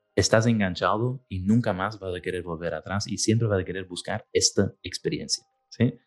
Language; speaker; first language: Spanish; non-native, fluent; Dutch